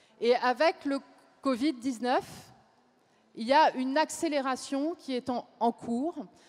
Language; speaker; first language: French; native; French